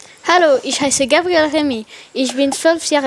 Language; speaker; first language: German; non-native, learner; French